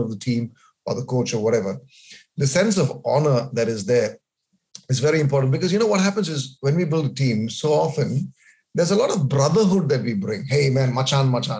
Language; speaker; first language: English; non-native, local second language; Malayalam